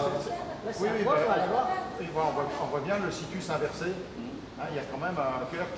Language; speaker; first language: French; native; French